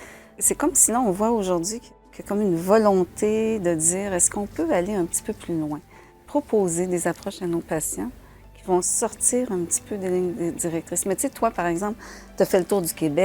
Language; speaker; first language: French; native; French